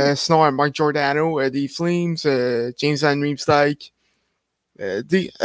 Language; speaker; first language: French; native; French